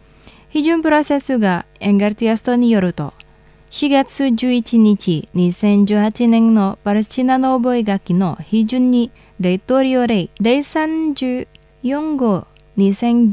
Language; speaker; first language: Japanese; non-native, fluent; Indonesian